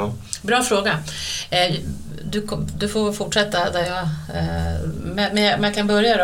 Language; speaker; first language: Swedish; native; Swedish